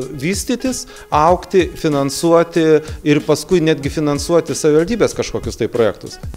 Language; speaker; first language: Lithuanian; native; Lithuanian